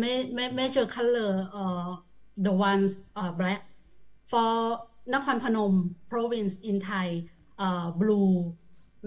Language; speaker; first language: English; non-native, learner; Thai